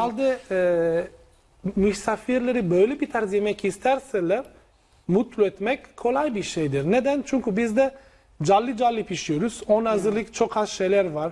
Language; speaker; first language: Turkish; non-native, learner; Italian